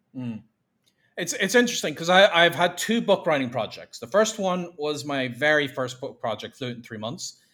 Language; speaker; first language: English; native; English